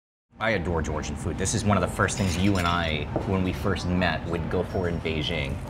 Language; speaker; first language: English; native; English